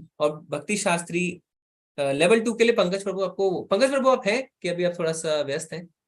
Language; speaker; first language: Hindi; native; Hindi